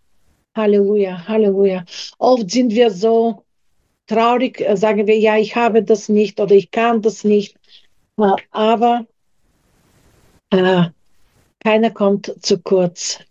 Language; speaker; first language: German; non-native, fluent; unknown